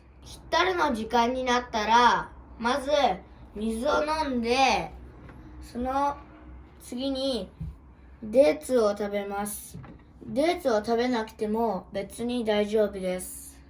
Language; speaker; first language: Japanese; early bilingual, other home language; Uyghur